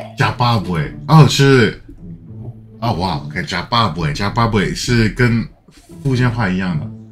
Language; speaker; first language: Chinese; non-native, fluent; English